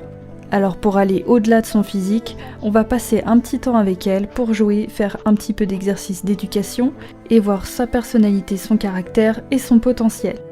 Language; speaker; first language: French; native; French